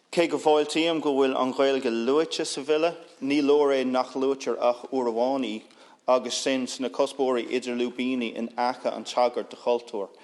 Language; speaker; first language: Irish; non-native, local second language; English